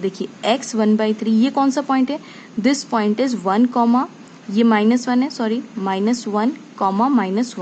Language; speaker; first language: Hindi; native; Hindi